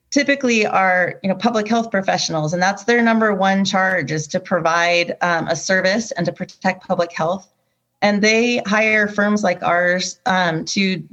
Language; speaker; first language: English; native; English